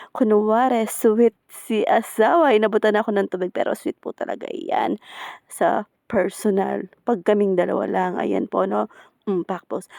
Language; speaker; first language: Filipino; native; Filipino